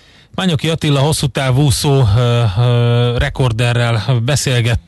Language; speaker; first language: Hungarian; native; Hungarian